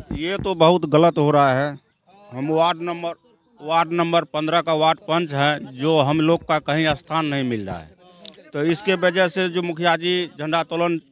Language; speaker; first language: Hindi; native; Hindi